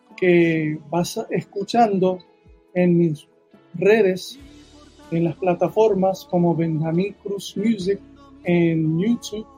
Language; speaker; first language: Spanish; early bilingual, heritage; Spanish